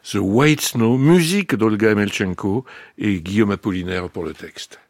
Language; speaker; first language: French; native; French